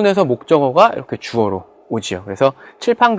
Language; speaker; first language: Korean; native; Korean